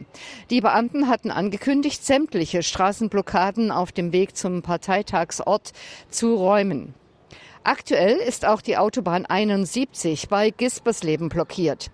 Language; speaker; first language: German; native; German